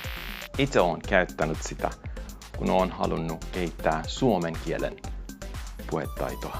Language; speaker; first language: Finnish; non-native, fluent; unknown